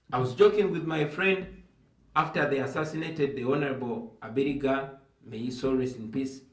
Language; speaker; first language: English; non-native, local second language; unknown